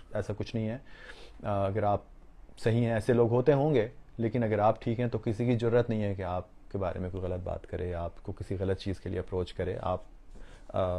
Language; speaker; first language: Urdu; native; Urdu